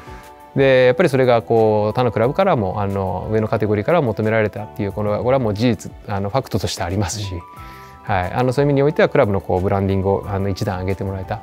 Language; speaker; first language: Japanese; native; Japanese